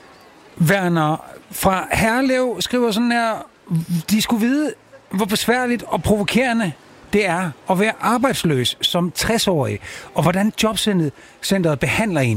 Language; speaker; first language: Danish; native; Danish